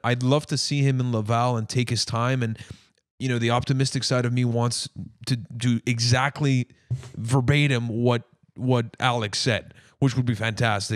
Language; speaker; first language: English; native; English